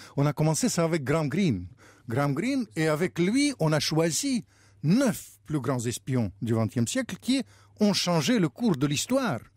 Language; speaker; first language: French; non-native, fluent; Russian